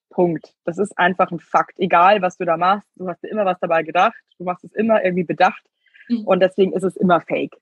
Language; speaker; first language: German; native; German